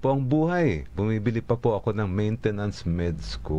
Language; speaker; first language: Filipino; native; Filipino